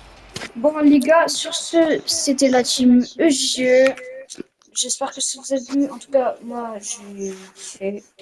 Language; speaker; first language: French; native; French